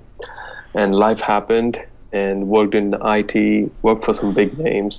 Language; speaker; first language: English; non-native, local second language; Telugu